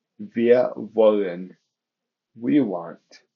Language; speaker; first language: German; non-native, fluent; English